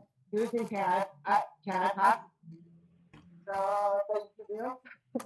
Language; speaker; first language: English; non-native, learner; Chinese